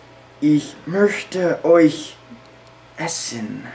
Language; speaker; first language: German; non-native, learner; English